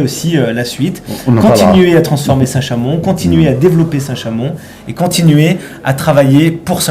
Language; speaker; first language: French; native; French